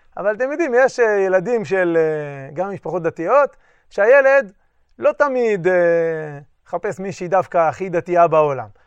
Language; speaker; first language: Hebrew; native; Hebrew